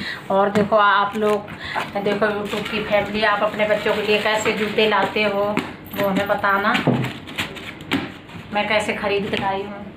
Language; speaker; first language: Hindi; native; Hindi